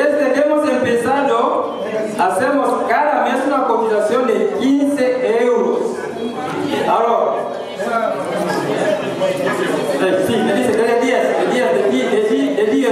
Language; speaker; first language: Spanish; non-native, learner; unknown